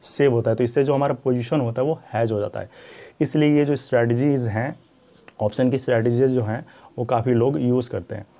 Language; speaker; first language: Hindi; native; Hindi